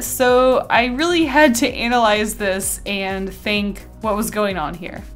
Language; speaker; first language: English; native; English